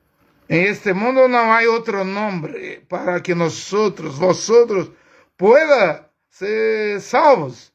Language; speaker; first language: Spanish; non-native, learner; Portuguese